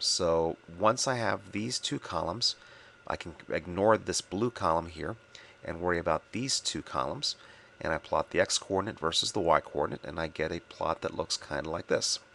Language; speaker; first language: English; native; English